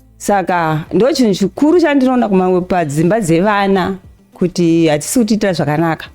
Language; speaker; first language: Shona; early bilingual, heritage; Shona